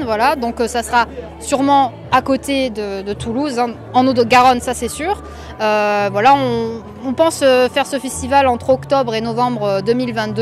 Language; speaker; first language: French; native; French